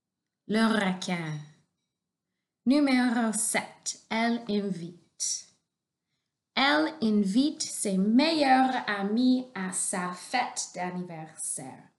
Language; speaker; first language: French; non-native, local second language; English